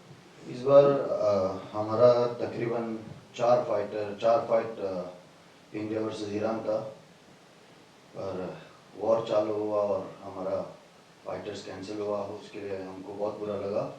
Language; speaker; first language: Hindi; non-native, fluent; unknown